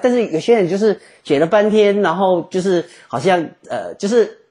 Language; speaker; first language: Chinese; native; Chinese